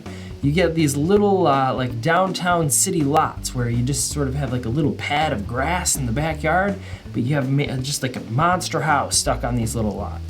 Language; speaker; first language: English; native; English